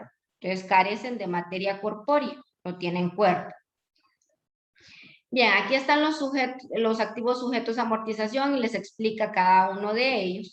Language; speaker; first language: Spanish; native; Spanish